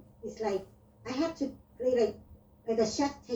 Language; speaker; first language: English; non-native, learner; Vietnamese